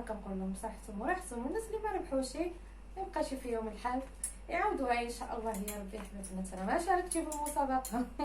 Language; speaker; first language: Arabic; native; Arabic